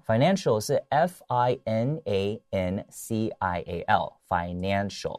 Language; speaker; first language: English; early bilingual, other home language; Chinese